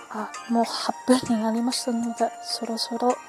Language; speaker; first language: Japanese; early bilingual, other home language; Chinese